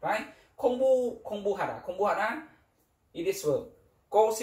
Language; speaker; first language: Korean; non-native, fluent; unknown